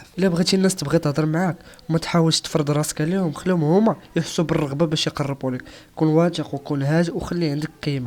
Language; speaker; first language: Arabic; native; Arabic